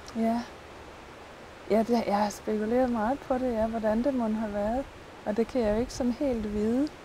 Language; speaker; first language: Danish; native; Danish